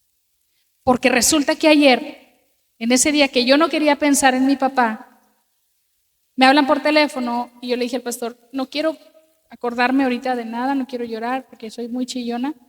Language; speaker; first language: Spanish; native; Spanish